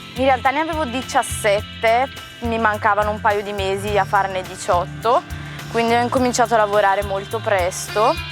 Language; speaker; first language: Italian; early bilingual, other home language; Punjabi